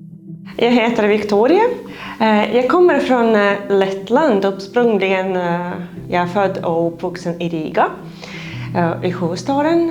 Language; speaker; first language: Swedish; non-native, fluent; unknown